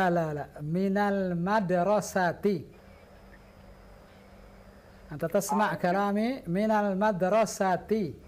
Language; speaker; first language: Arabic; non-native, fluent; Indonesian